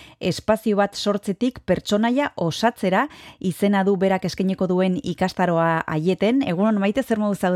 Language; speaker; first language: Basque; native; Basque